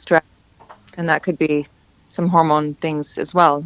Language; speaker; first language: English; native; English